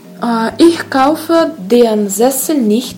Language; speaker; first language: German; non-native, learner; Russian